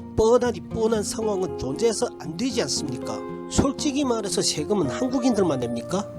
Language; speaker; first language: Korean; early bilingual, heritage; Korean